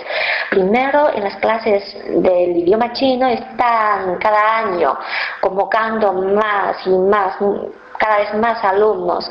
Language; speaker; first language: Spanish; non-native, fluent; Chinese